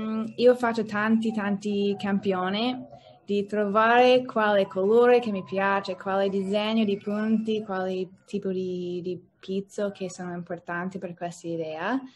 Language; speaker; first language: Italian; non-native, learner; English